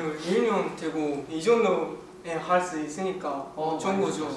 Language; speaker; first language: Korean; non-native, learner; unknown